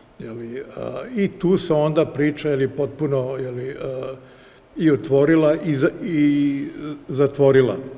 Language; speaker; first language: Serbian; native; Serbian